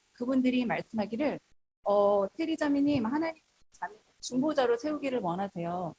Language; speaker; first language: Korean; early bilingual, heritage; Korean